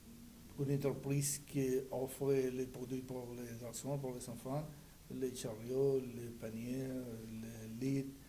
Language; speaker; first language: French; non-native, learner; Spanish